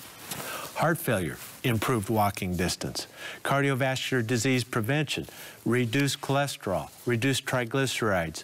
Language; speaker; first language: English; native; English